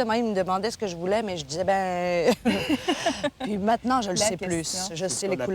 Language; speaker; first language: French; native; French